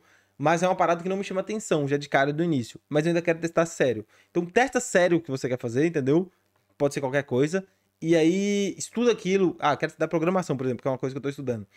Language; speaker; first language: Portuguese; native; Portuguese